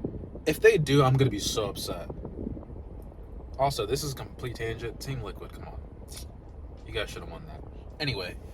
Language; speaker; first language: English; native; English